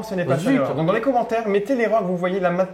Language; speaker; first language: French; native; French